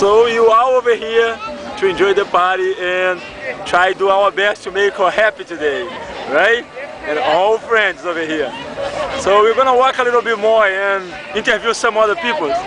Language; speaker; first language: English; non-native, fluent; Portuguese